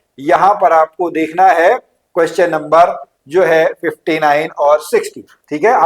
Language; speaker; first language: Hindi; native; Hindi